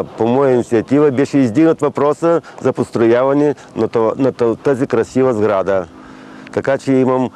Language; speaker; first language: Bulgarian; native; Bulgarian